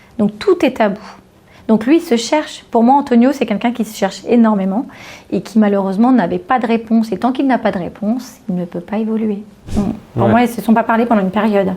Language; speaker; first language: French; early bilingual, other home language; Portuguese